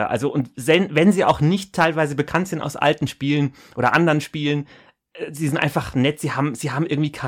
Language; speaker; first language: German; native; German